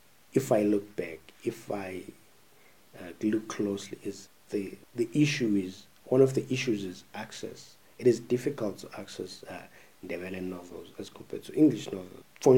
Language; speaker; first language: English; non-native, local second language; North Ndebele